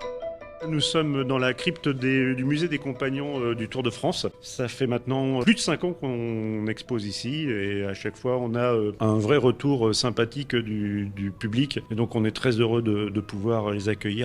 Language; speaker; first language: French; native; French